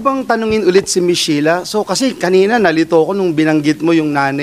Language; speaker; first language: Filipino; native; Filipino